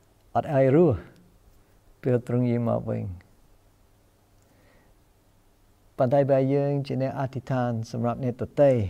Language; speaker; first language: Khmer; non-native, fluent; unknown